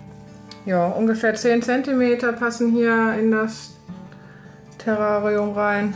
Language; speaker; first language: German; native; German